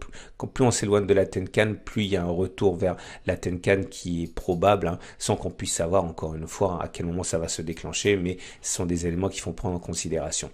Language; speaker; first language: French; native; French